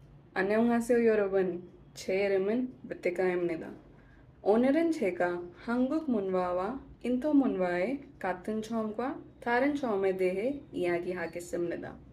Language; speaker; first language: Korean; non-native, learner; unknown